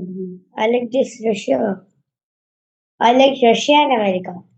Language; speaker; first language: English; non-native, learner; Hindi